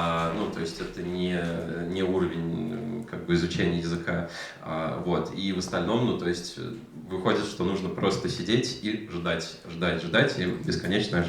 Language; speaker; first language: Russian; native; Russian